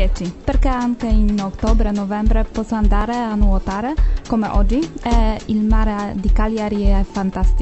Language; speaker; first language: Italian; non-native, fluent; Polish